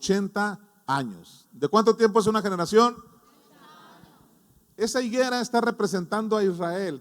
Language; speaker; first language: Spanish; native; Spanish